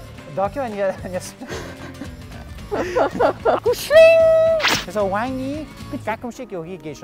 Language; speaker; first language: Korean; non-native, fluent; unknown